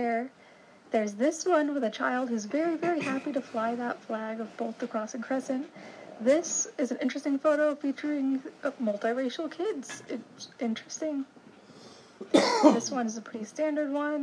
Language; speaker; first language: English; native; English